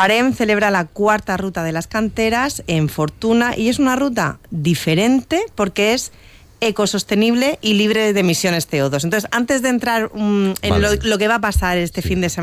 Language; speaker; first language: Spanish; native; Spanish